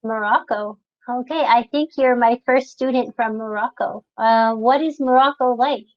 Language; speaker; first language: English; non-native, local second language; French